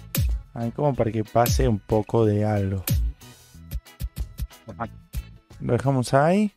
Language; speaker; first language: Spanish; native; Spanish